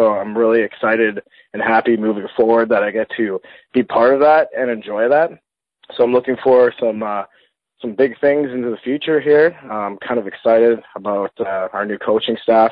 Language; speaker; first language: English; native; English